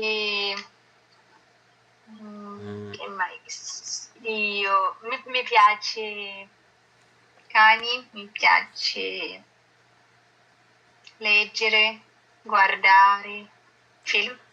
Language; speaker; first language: Italian; non-native, learner; Portuguese